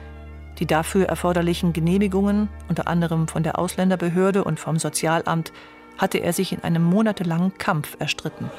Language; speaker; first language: German; native; German